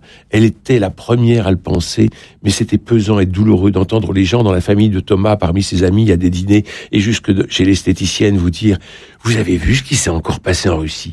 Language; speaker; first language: French; native; French